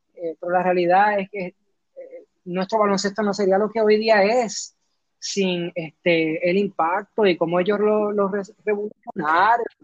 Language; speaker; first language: Spanish; early bilingual, heritage; Spanish